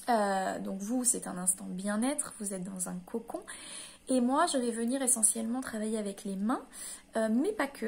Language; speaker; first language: French; native; French